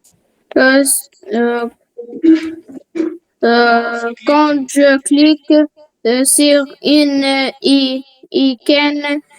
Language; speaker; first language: French; non-native, local second language; Arabic